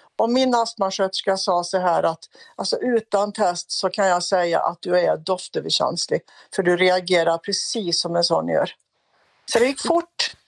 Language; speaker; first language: Swedish; native; Swedish